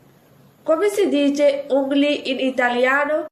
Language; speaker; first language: Italian; non-native, fluent; Urdu